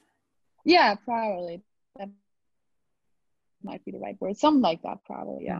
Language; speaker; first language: English; non-native, fluent; German